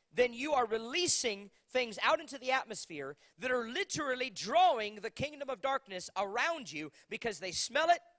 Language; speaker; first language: English; native; English